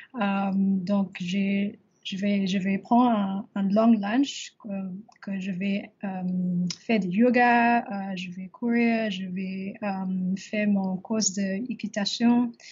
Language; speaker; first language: French; non-native, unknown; English